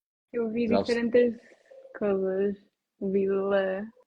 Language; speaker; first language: Portuguese; non-native, learner; Italian